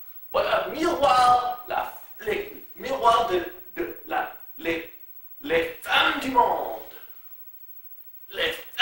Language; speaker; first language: French; non-native, learner; English